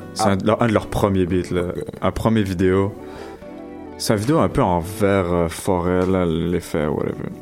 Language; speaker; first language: French; non-native, local second language; Arabic